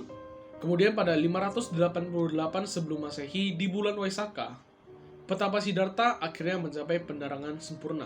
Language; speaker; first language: Indonesian; native; Indonesian